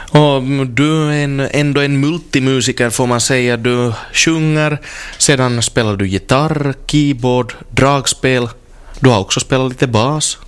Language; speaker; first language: Swedish; native; Swedish